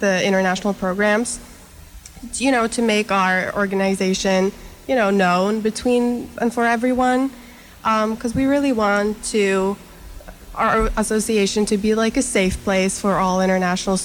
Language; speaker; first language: English; non-native, fluent; Norwegian